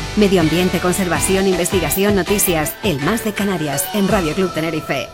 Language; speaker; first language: Spanish; native; Spanish